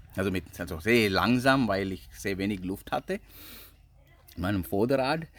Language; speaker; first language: German; non-native, fluent; Sinhala